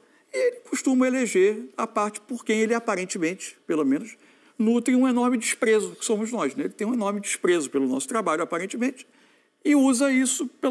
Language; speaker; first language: Portuguese; native; Portuguese